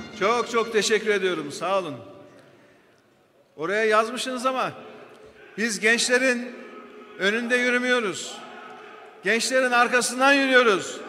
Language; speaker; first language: Turkish; native; Turkish